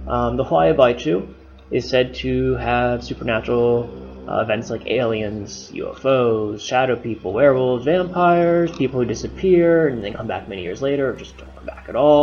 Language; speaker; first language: English; native; English